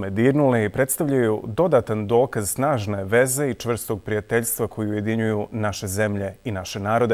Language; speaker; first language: Serbian; native; Serbian